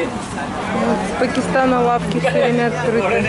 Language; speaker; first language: Russian; native; Russian